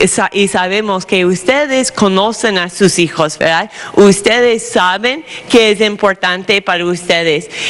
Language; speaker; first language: Spanish; non-native, fluent; English